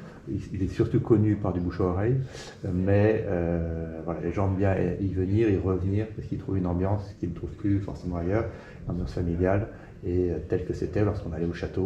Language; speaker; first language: French; native; French